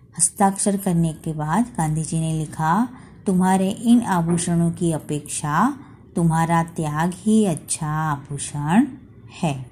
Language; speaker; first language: Hindi; non-native, local second language; Gujarati